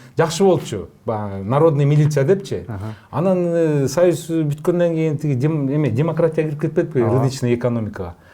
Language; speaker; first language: Kyrgyz; native; Kyrgyz